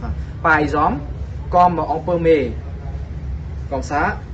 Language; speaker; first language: French; non-native, fluent; Khmer